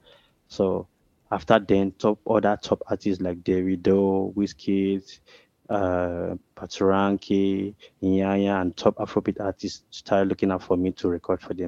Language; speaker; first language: English; non-native, local second language; Ibibio